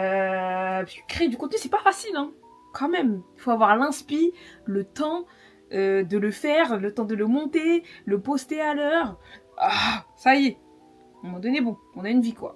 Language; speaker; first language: French; native; French